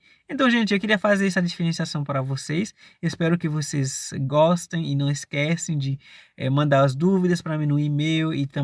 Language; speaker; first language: Portuguese; non-native, fluent; Haitian Creole